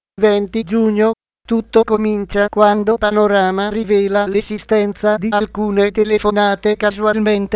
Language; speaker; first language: Italian; native; Italian